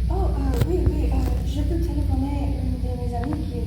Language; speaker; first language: French; non-native, learner; English